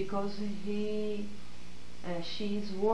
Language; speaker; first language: English; non-native, learner; Portuguese